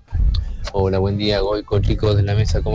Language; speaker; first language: Spanish; native; Spanish